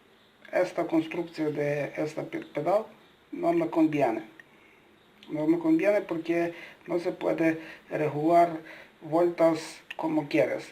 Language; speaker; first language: Spanish; non-native, learner; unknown